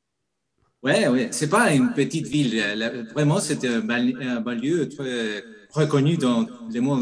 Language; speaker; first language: French; non-native, fluent; Spanish